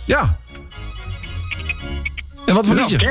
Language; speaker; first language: Dutch; native; Dutch